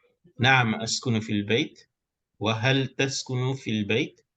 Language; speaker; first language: Arabic; non-native, learner; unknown